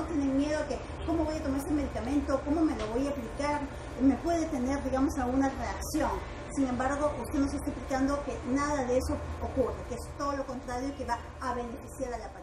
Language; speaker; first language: Spanish; native; Spanish